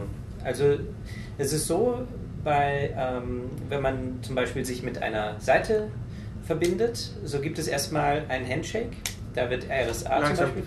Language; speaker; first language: German; native; German